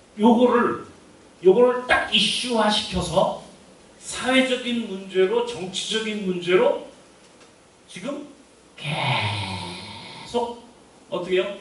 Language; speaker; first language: Korean; native; Korean